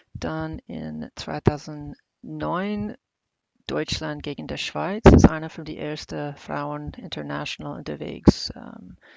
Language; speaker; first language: German; non-native, learner; English